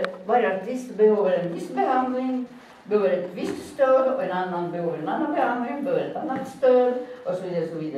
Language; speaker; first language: Swedish; non-native, fluent; Italian